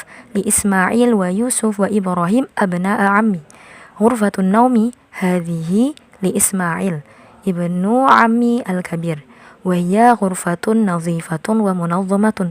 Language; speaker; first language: Arabic; non-native, learner; Indonesian